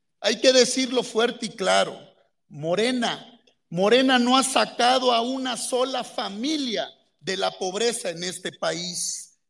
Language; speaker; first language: Spanish; native; Spanish